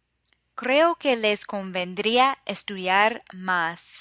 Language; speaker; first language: Spanish; non-native, fluent; English